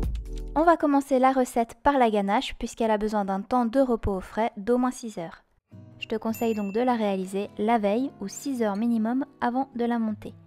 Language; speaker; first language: French; native; French